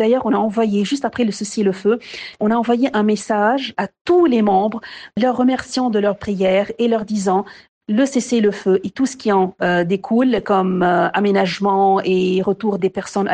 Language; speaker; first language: French; non-native, local second language; Arabic